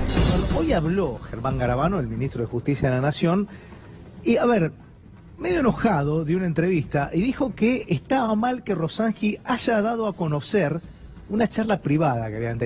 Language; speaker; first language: Spanish; native; Spanish